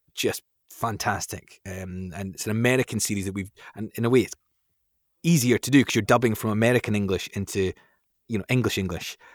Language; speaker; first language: English; native; English